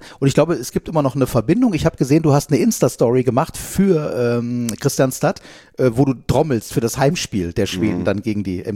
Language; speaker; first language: German; native; German